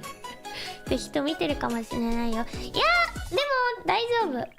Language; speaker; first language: Japanese; non-native, learner; English